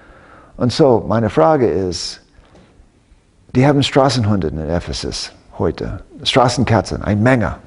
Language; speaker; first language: German; non-native, fluent; English